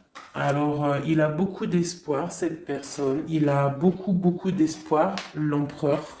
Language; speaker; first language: French; native; French